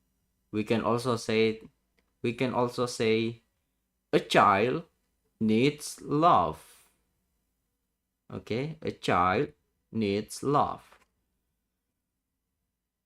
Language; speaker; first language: English; non-native, learner; Indonesian